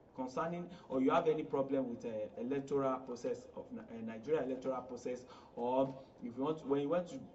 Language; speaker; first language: English; non-native, local second language; Yoruba